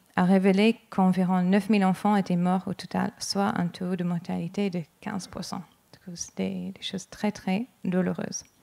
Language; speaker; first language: French; non-native, fluent; English